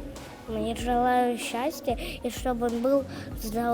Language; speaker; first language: Russian; non-native, local second language; Kyrgyz